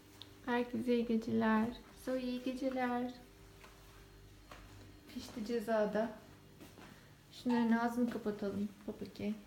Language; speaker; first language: Turkish; native; Turkish